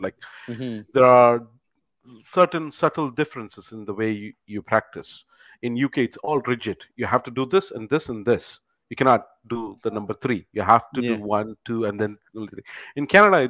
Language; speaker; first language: English; non-native, local second language; Tamil